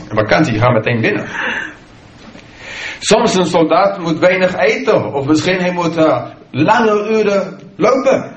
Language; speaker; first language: Dutch; non-native, fluent; English